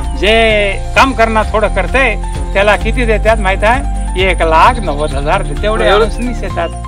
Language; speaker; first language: Marathi; non-native, local second language; Lambadi